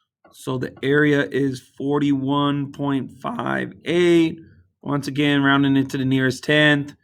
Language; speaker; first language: English; native; English